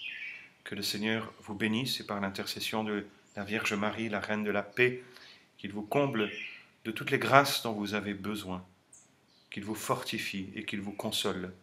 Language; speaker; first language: French; native; French